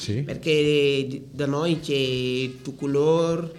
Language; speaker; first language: Italian; non-native, learner; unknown